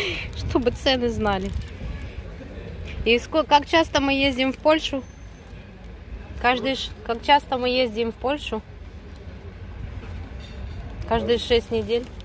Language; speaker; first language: Russian; native; Russian